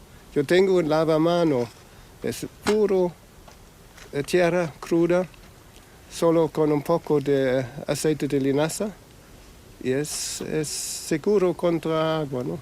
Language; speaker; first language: Spanish; non-native, fluent; German